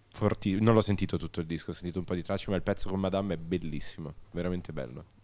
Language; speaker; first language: Italian; native; Italian